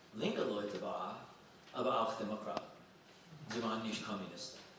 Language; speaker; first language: German; non-native, fluent; English